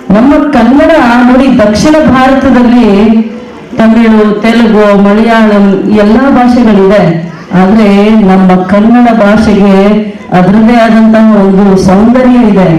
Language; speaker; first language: Kannada; native; Kannada